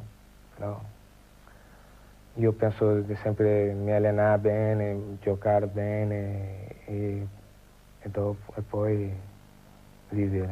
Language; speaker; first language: Italian; non-native, learner; Portuguese